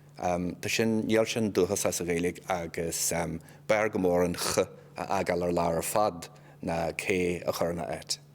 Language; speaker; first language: Irish; native; Irish